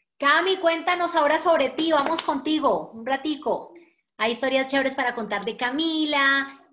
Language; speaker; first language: Spanish; native; Spanish